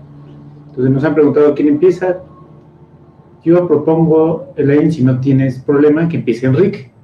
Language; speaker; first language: Spanish; native; Spanish